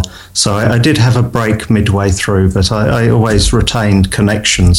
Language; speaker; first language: English; native; English